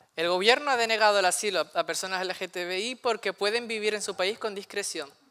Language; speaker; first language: Spanish; native; Spanish